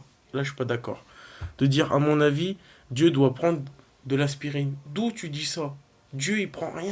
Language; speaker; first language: French; native; French